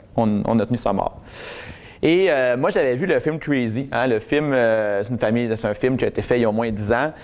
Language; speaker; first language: French; native; French